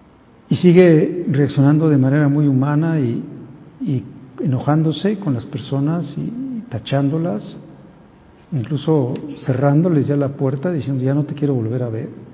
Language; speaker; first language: Spanish; native; Spanish